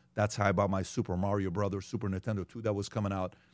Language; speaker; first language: English; early bilingual, other home language; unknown